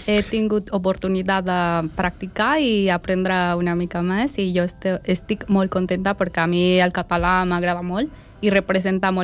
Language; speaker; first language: Catalan; non-native, fluent; Spanish